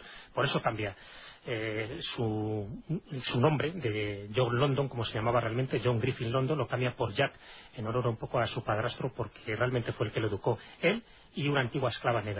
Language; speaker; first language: Spanish; native; Spanish